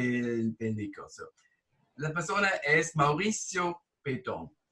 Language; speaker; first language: Spanish; non-native, fluent; German